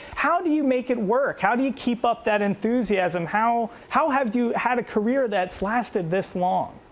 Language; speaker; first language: English; native; English